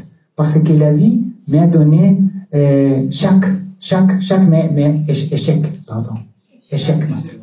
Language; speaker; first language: French; non-native, learner; Spanish